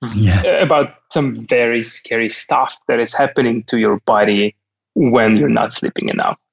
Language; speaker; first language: English; non-native, fluent; Russian